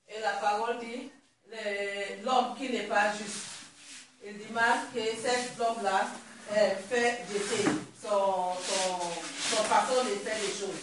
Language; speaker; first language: French; non-native, learner; Swahili